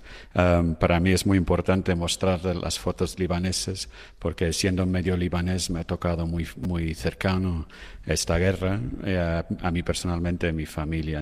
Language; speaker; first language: Spanish; non-native, fluent; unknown